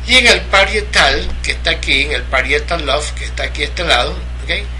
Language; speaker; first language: Spanish; native; Spanish